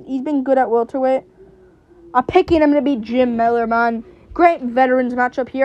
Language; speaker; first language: English; native; English